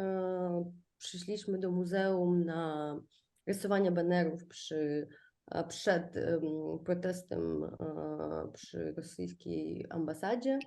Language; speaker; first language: Polish; non-native, fluent; Ukrainian